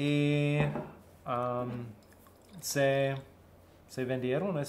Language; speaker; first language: Spanish; early bilingual, heritage; Spanish